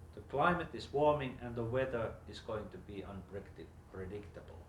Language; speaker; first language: English; non-native, fluent; Finnish